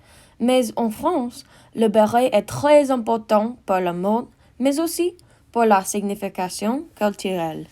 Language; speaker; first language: French; non-native, learner; English